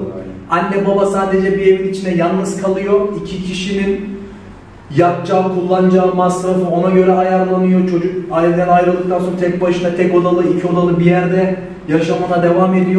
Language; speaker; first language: Turkish; native; Turkish